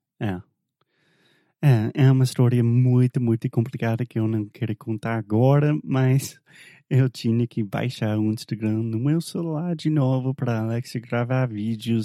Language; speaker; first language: Portuguese; non-native, fluent; English